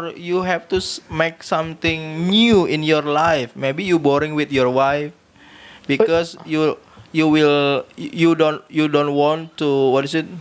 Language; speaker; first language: English; non-native, learner; Indonesian